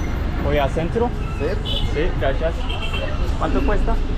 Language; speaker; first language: Spanish; non-native, learner; Korean